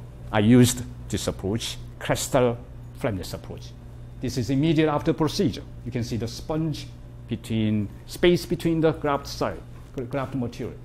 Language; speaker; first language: English; non-native, fluent; Korean